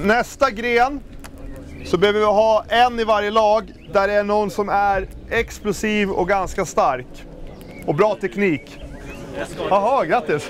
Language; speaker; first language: Swedish; native; Swedish